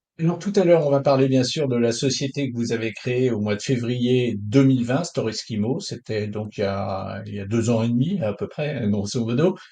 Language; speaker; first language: French; native; French